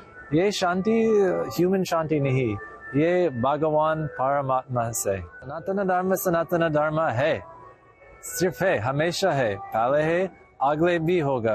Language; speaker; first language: Hindi; non-native, learner; English